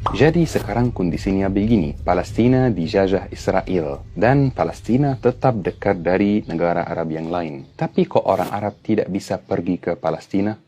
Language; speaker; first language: Malay; non-native, fluent; Arabic